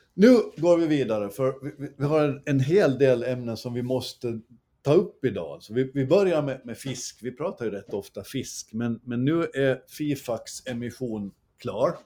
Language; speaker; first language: Swedish; native; Swedish